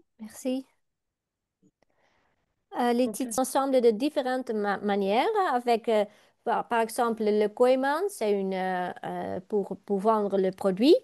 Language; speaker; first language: French; non-native, learner; Dutch